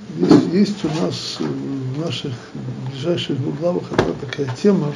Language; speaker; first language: Russian; native; Russian